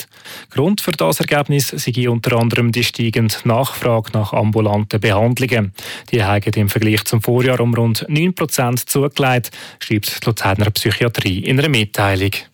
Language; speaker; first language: German; native; German